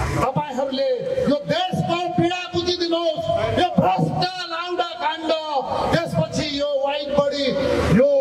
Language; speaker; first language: Nepali; native; Nepali